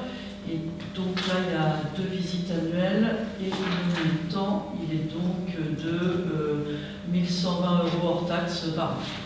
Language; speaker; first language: French; native; French